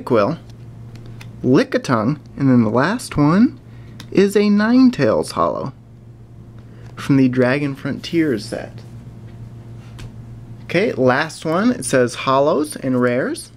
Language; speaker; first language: English; native; English